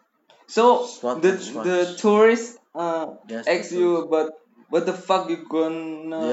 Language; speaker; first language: English; non-native, learner; Indonesian